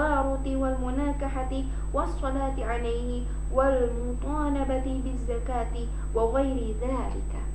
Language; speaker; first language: Arabic; non-native, fluent; Indonesian